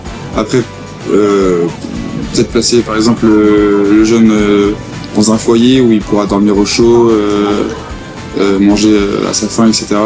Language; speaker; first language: French; native; French